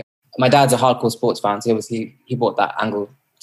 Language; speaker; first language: English; native; English